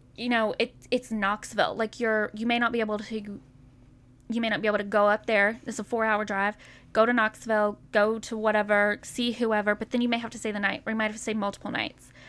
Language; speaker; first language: English; native; English